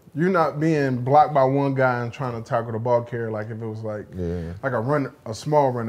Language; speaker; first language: English; native; English